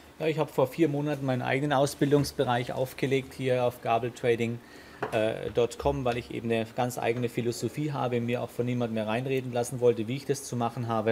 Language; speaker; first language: German; native; German